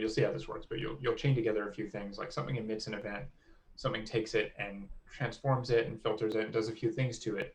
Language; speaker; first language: English; native; English